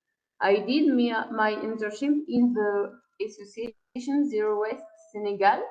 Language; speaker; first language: English; non-native, learner; French